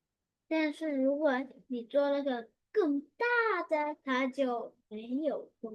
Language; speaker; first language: Chinese; early bilingual, heritage; Chinese